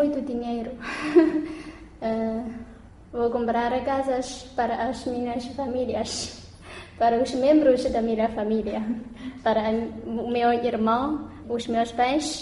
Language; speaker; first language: Portuguese; non-native, learner; Chinese